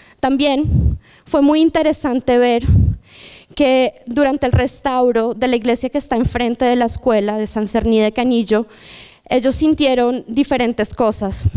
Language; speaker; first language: Spanish; native; Spanish